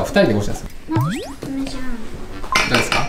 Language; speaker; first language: Japanese; native; Japanese